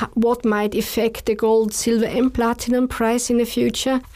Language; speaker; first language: English; non-native, fluent; German